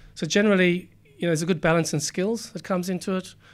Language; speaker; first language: English; native; English